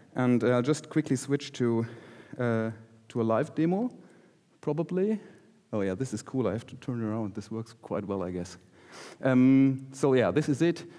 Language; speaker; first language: English; non-native, fluent; German